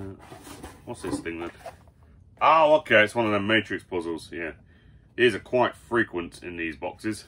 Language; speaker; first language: English; native; English